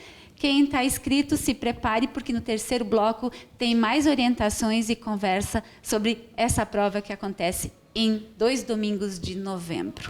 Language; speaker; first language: Portuguese; native; Portuguese